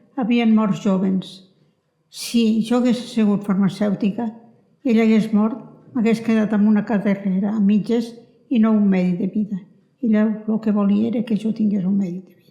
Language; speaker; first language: Catalan; native; Catalan